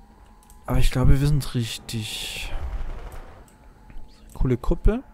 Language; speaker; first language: German; native; German